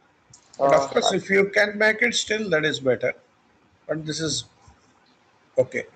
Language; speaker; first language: English; non-native, local second language; Telugu